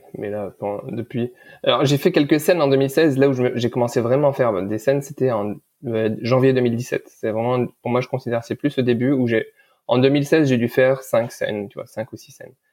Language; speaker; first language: French; early bilingual, other home language; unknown